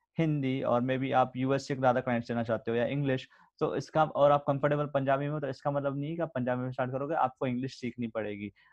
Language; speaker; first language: Hindi; native; Hindi